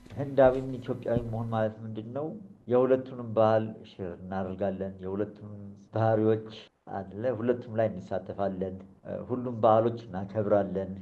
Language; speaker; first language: Amharic; early bilingual, other home language; Gujarati